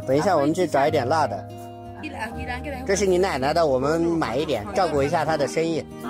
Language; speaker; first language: Chinese; non-native, fluent; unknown